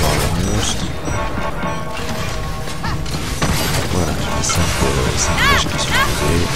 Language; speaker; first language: French; native; French